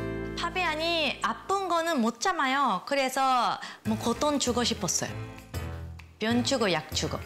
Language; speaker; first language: Korean; non-native, fluent; Japanese